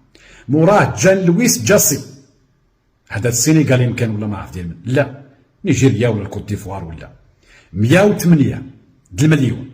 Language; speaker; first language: Arabic; native; Arabic